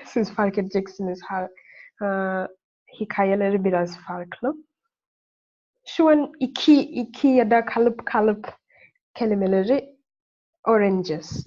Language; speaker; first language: Turkish; non-native, fluent; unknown